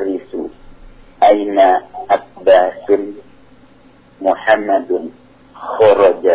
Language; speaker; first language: Arabic; non-native, learner; Indonesian